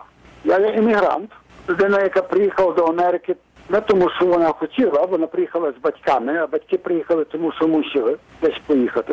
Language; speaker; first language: Ukrainian; early bilingual, heritage; Ukrainian